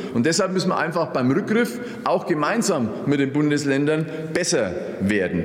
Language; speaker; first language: German; native; German